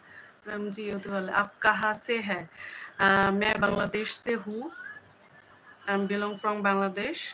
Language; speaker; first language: Hindi; non-native, learner; Bangla